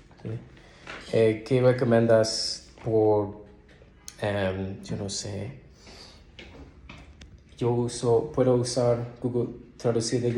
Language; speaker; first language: Spanish; non-native, learner; English